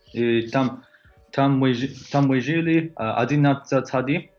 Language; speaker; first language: Russian; non-native, learner; Japanese